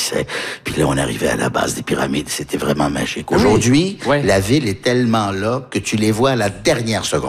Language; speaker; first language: French; early bilingual, other home language; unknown